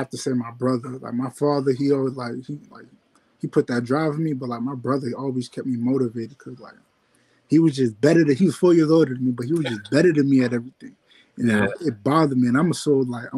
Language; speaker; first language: English; native; English